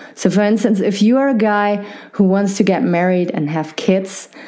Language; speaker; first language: English; non-native, fluent; German